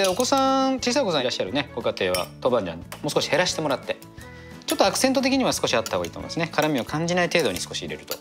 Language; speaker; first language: Japanese; native; Japanese